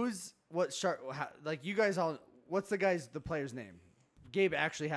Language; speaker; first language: English; native; English